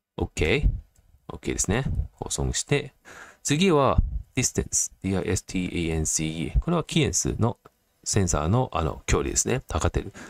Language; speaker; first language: Japanese; non-native, fluent; Cantonese